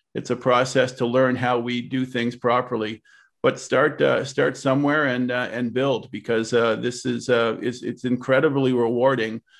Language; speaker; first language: English; native; English